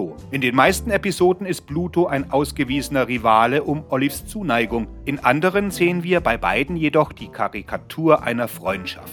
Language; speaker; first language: German; native; German